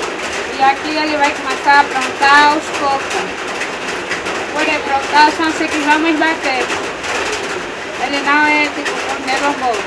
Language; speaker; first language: Portuguese; non-native, local second language; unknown